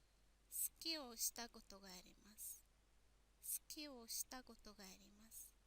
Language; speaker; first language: Japanese; non-native, fluent; Mongolian